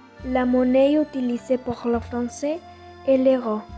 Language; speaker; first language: French; non-native, learner; Spanish